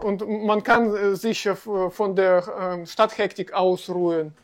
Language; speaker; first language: German; non-native, fluent; Russian